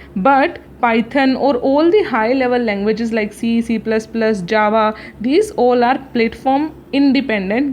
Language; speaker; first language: English; non-native, local second language; Hindi